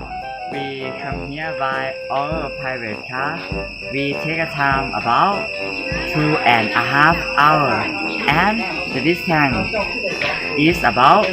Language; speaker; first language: English; non-native, learner; Thai